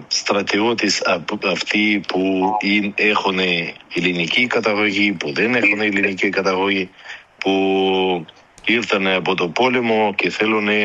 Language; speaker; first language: Greek; early bilingual, heritage; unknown